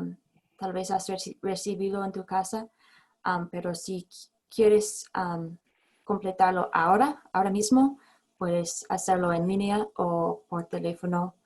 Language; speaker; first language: Spanish; non-native, fluent; English